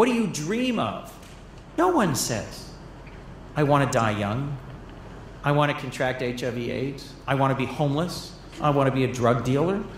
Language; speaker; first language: English; native; English